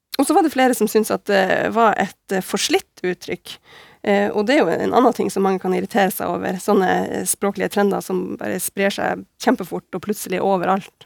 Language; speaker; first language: Norwegian; native; Norwegian